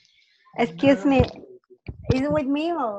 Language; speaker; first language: English; non-native, learner; Spanish